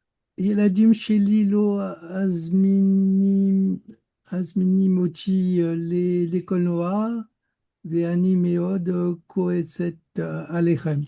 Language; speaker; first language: Hebrew; non-native, learner; French